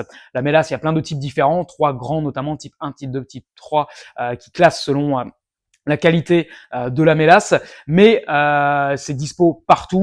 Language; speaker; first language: French; native; French